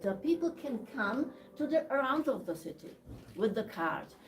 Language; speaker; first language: English; non-native, learner; Czech